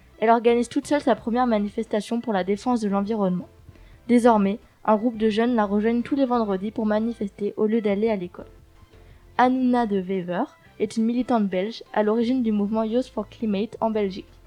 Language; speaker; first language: French; native; French